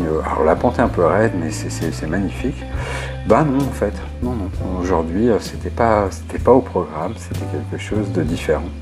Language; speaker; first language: French; native; French